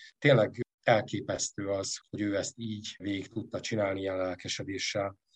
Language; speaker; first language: Hungarian; native; Hungarian